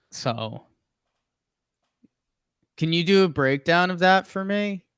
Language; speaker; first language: English; native; English